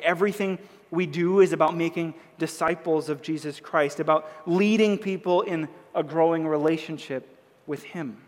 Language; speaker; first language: English; native; English